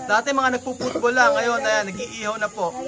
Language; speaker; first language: Filipino; native; Filipino